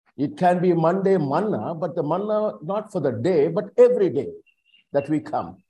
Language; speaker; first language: English; non-native, local second language; Tamil